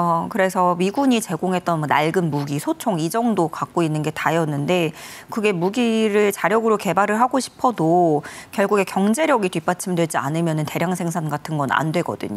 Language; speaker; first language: Korean; native; Korean